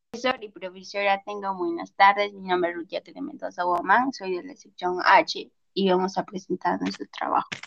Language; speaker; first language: Spanish; native; Spanish